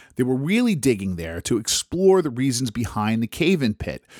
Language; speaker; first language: English; native; English